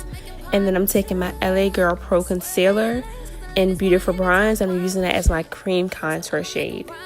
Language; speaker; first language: English; native; English